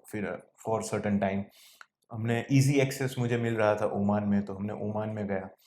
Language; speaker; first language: Hindi; non-native, local second language; Gujarati